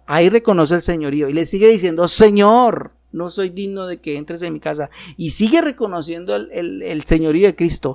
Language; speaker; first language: Spanish; native; Spanish